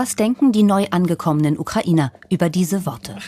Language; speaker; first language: German; native; German